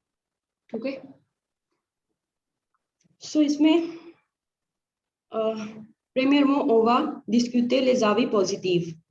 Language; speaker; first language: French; non-native, fluent; Hindi